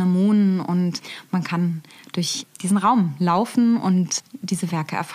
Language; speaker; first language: German; native; German